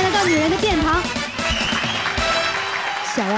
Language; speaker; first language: Chinese; native; Chinese